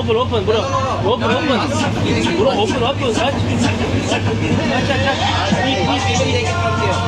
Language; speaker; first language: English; non-native, learner; Turkish